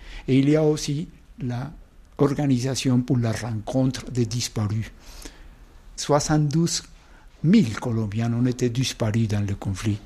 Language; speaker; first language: French; non-native, fluent; Spanish